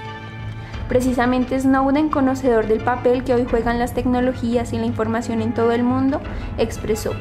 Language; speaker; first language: Spanish; native; Spanish